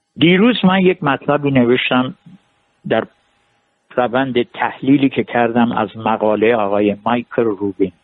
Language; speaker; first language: Persian; non-native, local second language; Armenian